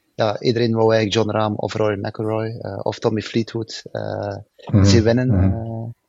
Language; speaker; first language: Dutch; native; Dutch